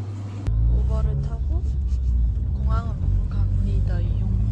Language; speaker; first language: Korean; native; Korean